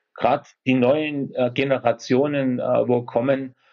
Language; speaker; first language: German; native; German